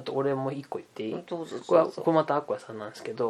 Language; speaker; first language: Japanese; native; Japanese